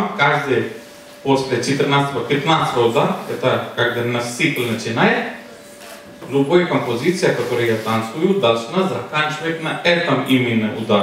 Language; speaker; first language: Russian; non-native, fluent; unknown